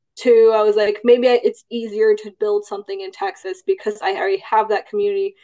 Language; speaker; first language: English; early bilingual, other home language; Cantonese